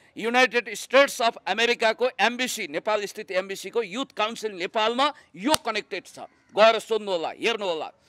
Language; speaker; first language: Nepali; native; Nepali